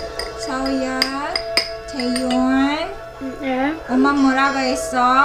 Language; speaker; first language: Korean; non-native, learner; Filipino